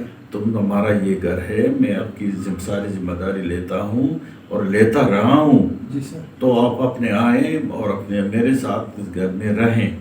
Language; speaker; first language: Urdu; native; Urdu